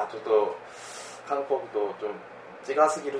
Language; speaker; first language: Japanese; non-native, fluent; Korean